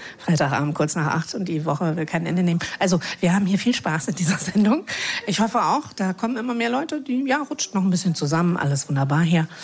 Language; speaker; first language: German; native; German